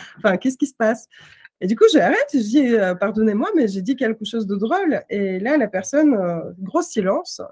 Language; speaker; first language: French; non-native, fluent; Russian